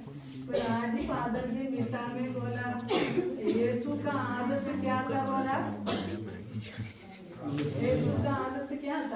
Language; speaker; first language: Hindi; non-native, local second language; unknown